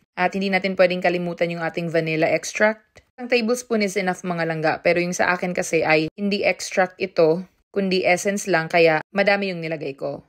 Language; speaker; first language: Filipino; non-native, local second language; Cebuano